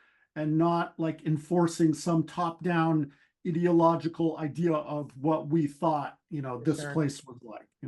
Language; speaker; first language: English; native; English